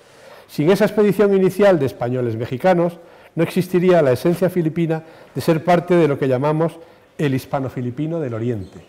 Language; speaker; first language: Spanish; native; Spanish